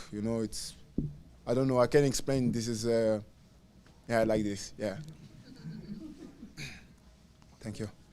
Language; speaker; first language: English; non-native, learner; French